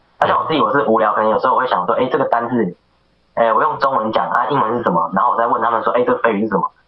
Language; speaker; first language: Chinese; native; Chinese